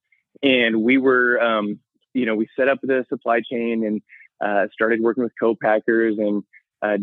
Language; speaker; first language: English; native; English